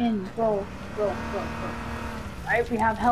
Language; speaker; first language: English; native; English